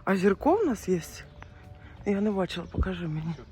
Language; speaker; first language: Ukrainian; non-native, local second language; Russian